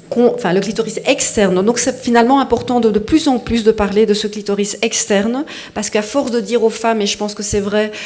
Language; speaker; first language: French; native; French